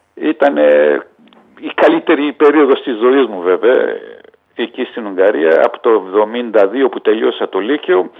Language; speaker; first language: Greek; early bilingual, heritage; Hungarian